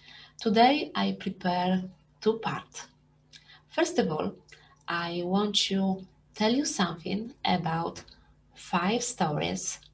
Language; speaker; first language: English; non-native, fluent; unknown